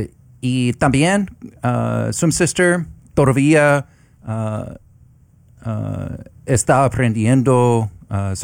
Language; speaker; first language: Spanish; non-native, learner; English